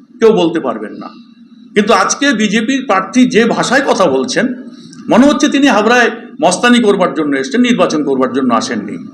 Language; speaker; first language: Bangla; native; Bangla